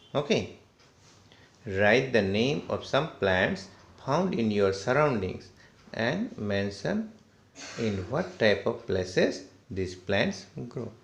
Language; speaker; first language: English; non-native, local second language; Assamese